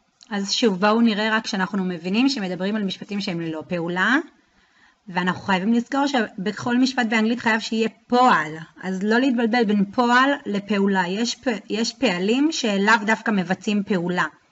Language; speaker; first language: Hebrew; native; Hebrew